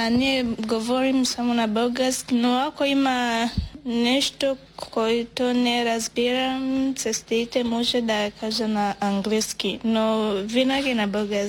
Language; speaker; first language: Bulgarian; non-native, learner; Swahili